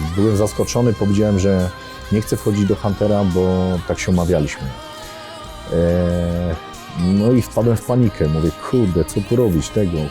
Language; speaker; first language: Polish; native; Polish